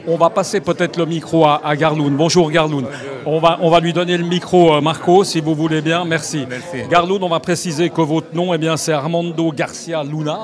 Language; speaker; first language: French; native; French